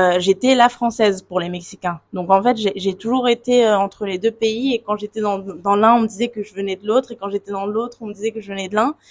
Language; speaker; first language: French; native; French